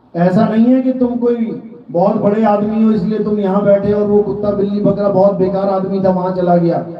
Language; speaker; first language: Hindi; native; Hindi